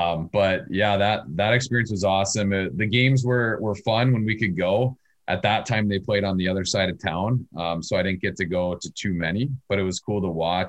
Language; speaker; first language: English; native; English